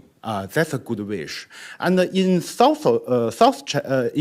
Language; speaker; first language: English; non-native, learner; Chinese